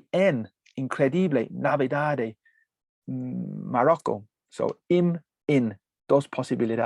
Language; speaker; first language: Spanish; non-native, learner; English